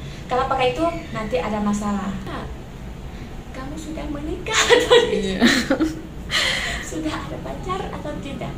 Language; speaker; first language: Indonesian; non-native, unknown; Thai